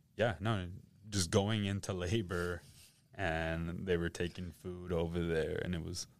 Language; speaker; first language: English; native; English